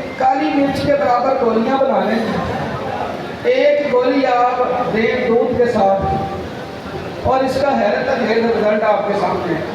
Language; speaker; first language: Urdu; non-native, local second language; Punjabi